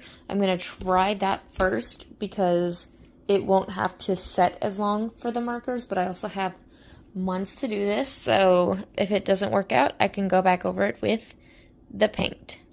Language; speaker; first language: English; native; English